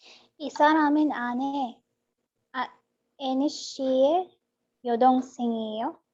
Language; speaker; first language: Korean; non-native, learner; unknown